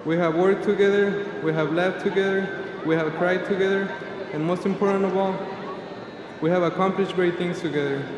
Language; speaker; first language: English; early bilingual, other home language; Spanish